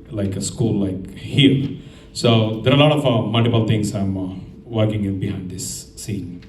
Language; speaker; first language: English; non-native, local second language; Telugu